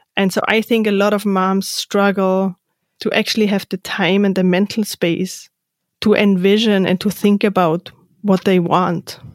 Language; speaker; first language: English; non-native, fluent; German